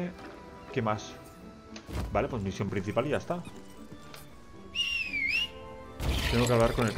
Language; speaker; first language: Spanish; native; Spanish